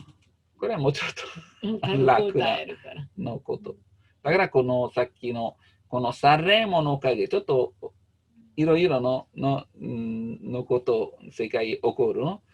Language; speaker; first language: Japanese; non-native, learner; Italian